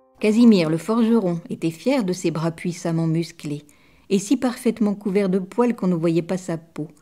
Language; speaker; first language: French; native; French